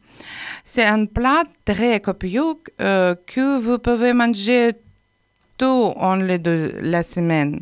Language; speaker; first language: French; non-native, learner; Ukrainian